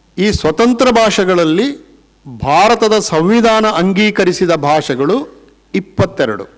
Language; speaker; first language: Kannada; non-native, local second language; Tulu